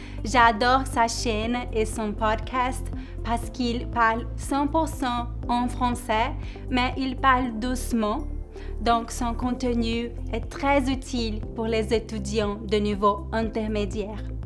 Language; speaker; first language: French; non-native, fluent; Portuguese